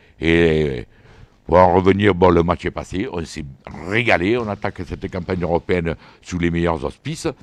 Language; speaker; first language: French; native; French